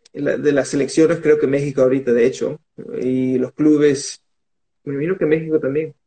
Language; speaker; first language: Spanish; early bilingual, heritage; Spanish